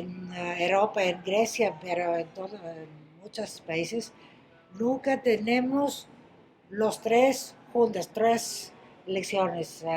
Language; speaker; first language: Spanish; non-native, fluent; Greek